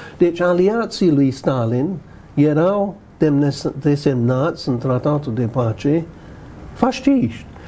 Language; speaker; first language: Romanian; non-native, fluent; English